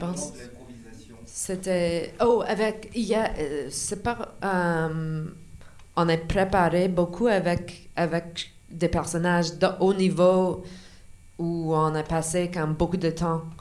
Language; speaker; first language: French; non-native, local second language; English